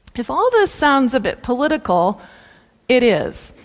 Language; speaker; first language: English; native; English